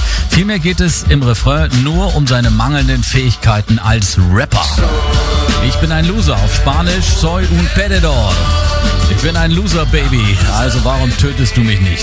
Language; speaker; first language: German; native; German